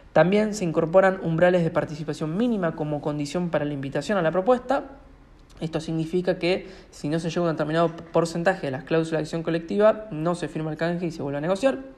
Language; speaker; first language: Spanish; native; Spanish